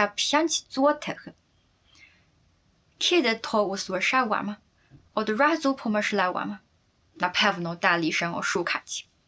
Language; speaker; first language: Polish; non-native, fluent; Chinese